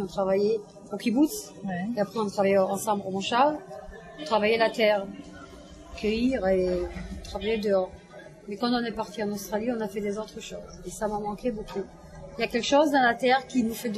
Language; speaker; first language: French; non-native, fluent; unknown